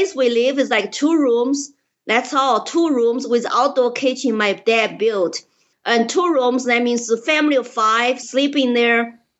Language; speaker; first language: English; non-native, fluent; Chinese